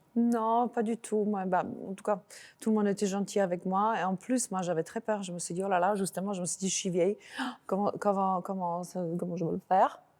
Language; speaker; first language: French; non-native, fluent; Slovak